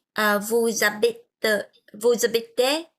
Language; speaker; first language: French; non-native, learner; Vietnamese